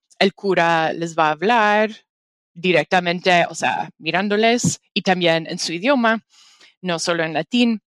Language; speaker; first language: Spanish; non-native, fluent; English